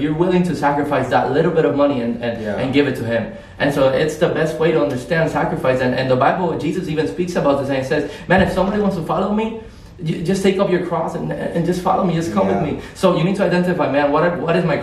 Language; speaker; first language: English; non-native, fluent; Spanish